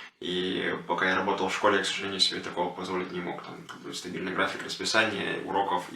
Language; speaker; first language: Russian; non-native, local second language; Ukrainian